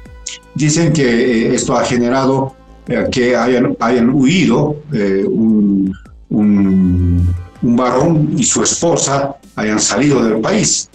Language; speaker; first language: Spanish; native; Spanish